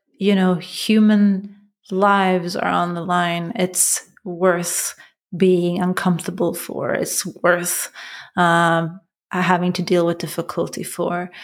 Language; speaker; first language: English; non-native, fluent; Persian